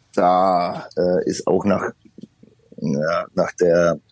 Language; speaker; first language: German; early bilingual, other home language; Polish